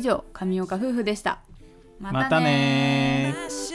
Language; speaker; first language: Japanese; native; Japanese